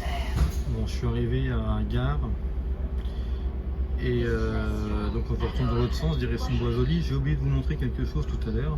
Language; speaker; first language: French; native; French